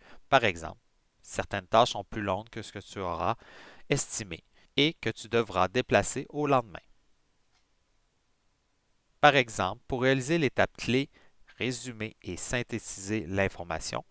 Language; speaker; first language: French; native; French